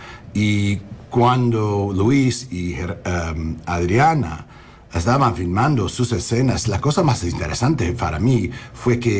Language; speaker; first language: Spanish; non-native, learner; English